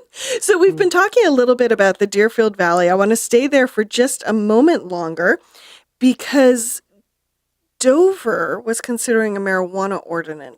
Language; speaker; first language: English; native; English